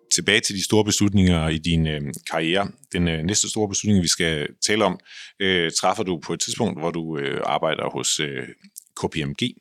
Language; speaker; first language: Danish; native; Danish